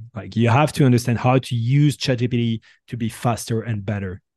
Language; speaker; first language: English; non-native, fluent; French